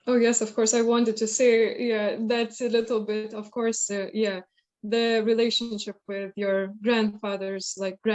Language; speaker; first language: English; non-native, fluent; Lithuanian